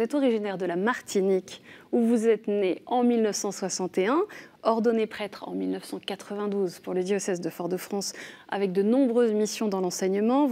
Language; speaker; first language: French; native; French